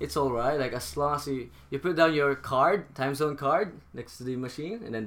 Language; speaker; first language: English; non-native, local second language; Filipino